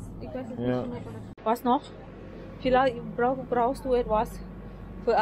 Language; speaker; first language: German; non-native, learner; Thai